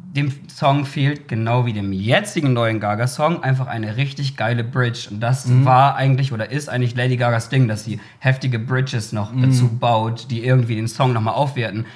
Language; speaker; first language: German; native; German